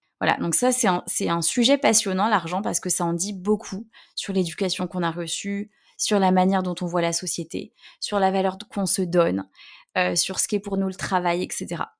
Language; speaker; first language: French; native; French